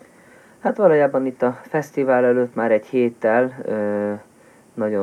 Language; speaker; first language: Hungarian; native; Hungarian